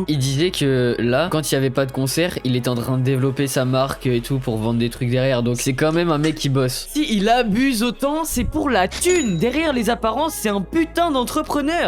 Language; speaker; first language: French; native; French